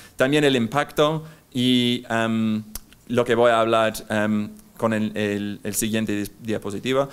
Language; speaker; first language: Spanish; non-native, fluent; English